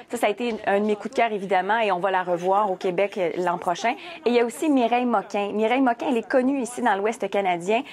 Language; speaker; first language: French; native; French